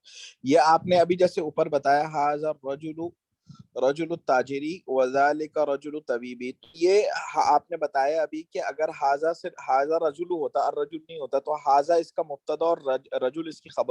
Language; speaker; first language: Urdu; native; Urdu